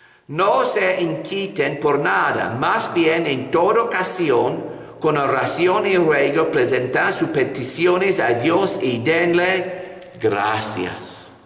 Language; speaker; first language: Spanish; non-native, fluent; English